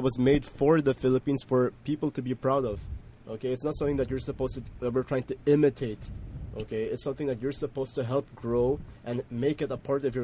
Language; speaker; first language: English; native; English